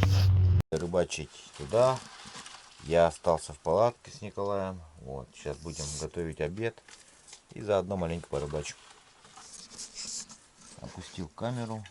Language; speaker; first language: Russian; native; Russian